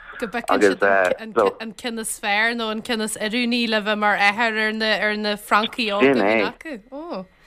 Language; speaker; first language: Irish; native; Irish